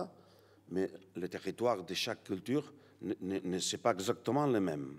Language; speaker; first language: French; non-native, learner; Catalan